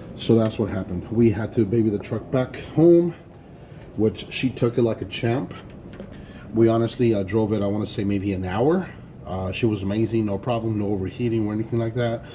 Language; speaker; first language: English; native; English